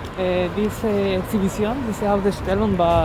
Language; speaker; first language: German; non-native, learner; Spanish